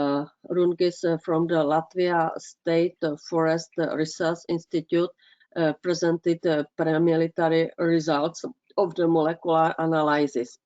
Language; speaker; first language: English; non-native, fluent; Czech